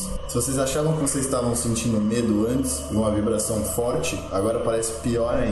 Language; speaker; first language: Portuguese; native; Portuguese